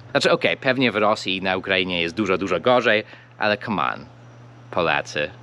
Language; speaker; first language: Polish; non-native, fluent; English